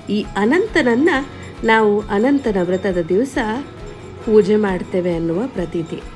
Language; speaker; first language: Kannada; non-native, local second language; Tulu